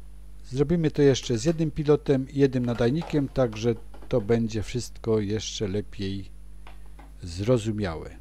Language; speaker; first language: Polish; native; Polish